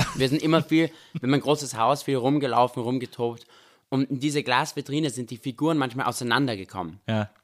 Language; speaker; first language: German; native; German